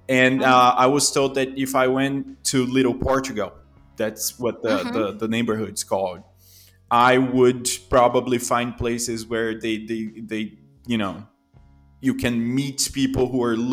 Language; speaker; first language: English; non-native, fluent; Portuguese